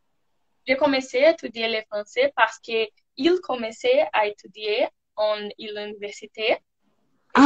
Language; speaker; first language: French; non-native, learner; Portuguese